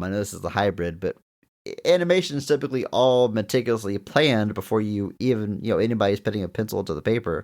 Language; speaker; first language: English; native; English